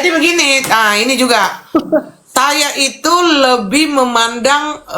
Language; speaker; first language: Indonesian; native; Indonesian